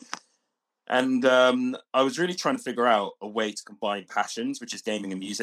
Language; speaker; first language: English; native; English